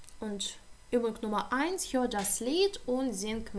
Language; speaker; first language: German; non-native, fluent; Ukrainian